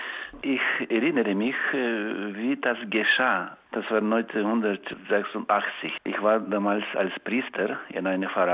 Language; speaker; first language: German; non-native, learner; Ukrainian